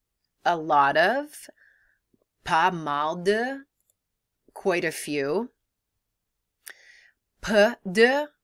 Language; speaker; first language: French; non-native, fluent; English